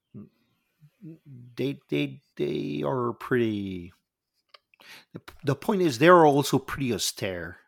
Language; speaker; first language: English; non-native, fluent; Dutch